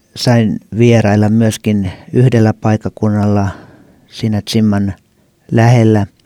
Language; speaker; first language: Finnish; native; Finnish